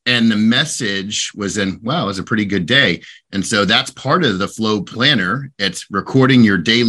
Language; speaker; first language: English; native; English